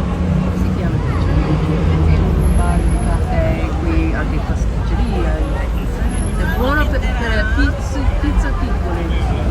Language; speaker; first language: Italian; non-native, learner; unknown